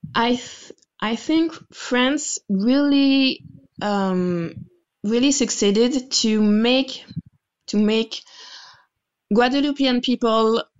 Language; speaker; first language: English; non-native, fluent; French